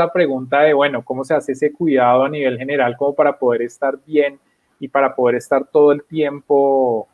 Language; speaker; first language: Spanish; native; Spanish